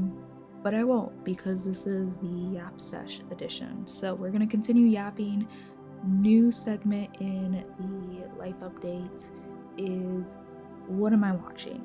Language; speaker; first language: English; native; English